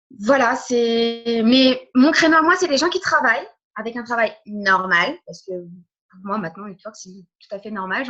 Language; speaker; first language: French; early bilingual, other home language; Portuguese